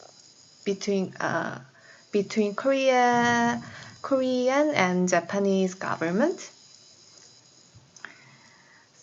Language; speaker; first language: English; non-native, learner; Korean